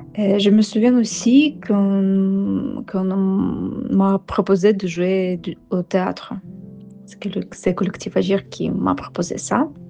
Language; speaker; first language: French; non-native, fluent; Ukrainian